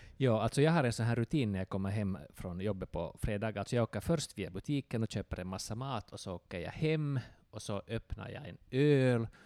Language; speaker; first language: Swedish; native; Swedish